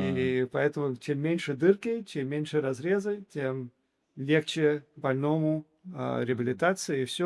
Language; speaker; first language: Russian; early bilingual, heritage; English